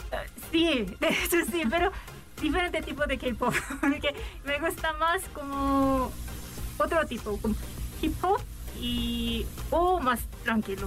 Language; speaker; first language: Spanish; non-native, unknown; Korean